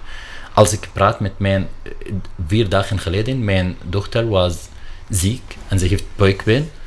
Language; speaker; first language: Dutch; non-native, learner; Arabic